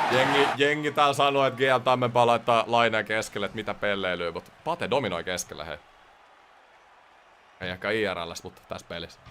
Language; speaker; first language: Finnish; native; Finnish